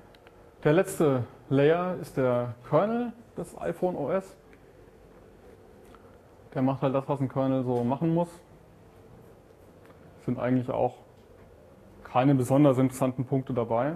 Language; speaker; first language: German; native; German